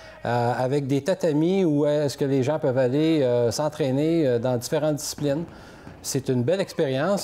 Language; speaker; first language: French; native; French